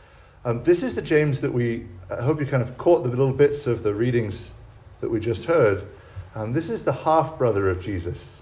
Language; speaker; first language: English; native; English